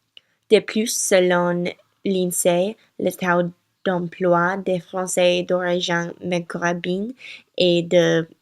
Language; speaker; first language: French; non-native, learner; English